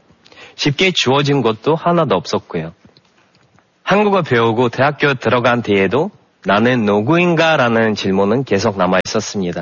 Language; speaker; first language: Korean; non-native, fluent; Russian